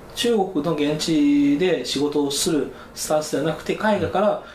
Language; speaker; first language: Japanese; non-native, fluent; Chinese